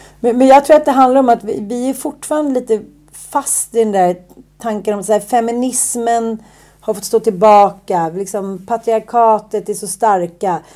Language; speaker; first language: Swedish; native; Swedish